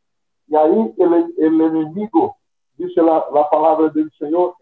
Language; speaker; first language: Spanish; non-native, fluent; Portuguese